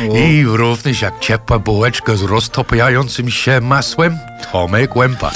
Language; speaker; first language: Polish; non-native, fluent; English